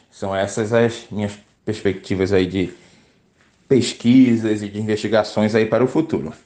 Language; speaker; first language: Portuguese; native; Portuguese